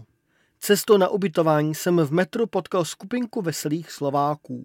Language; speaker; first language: Czech; native; Czech